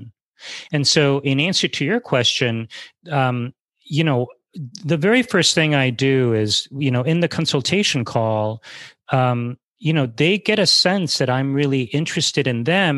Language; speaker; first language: English; native; English